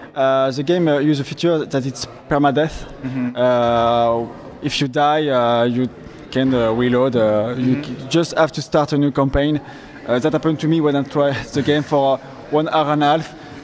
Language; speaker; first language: English; non-native, fluent; French